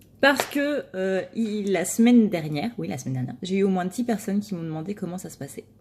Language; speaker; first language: French; native; French